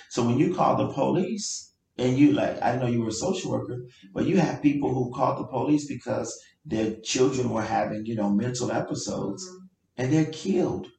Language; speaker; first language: English; native; English